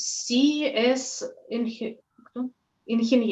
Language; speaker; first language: Spanish; non-native, learner; Russian